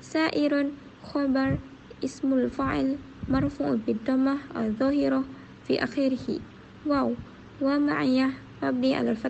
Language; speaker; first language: Arabic; non-native, learner; Malay